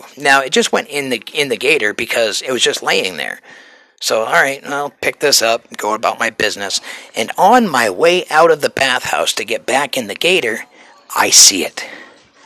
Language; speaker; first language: English; native; English